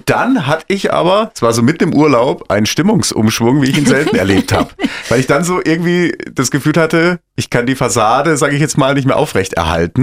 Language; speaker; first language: German; native; German